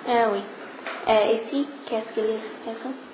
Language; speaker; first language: French; non-native, learner; English